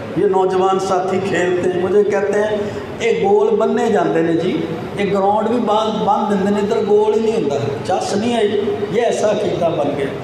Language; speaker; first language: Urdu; non-native, local second language; Punjabi